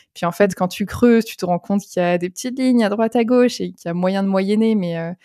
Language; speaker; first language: French; native; French